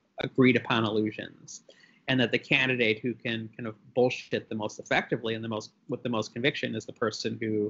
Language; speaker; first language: English; native; English